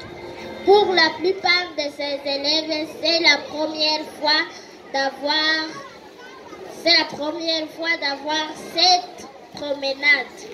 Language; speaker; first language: French; non-native, learner; Kinyarwanda